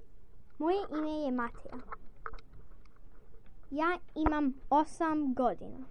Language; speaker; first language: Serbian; early bilingual, heritage; Serbian